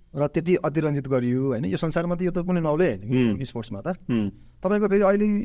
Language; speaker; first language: Nepali; native; Nepali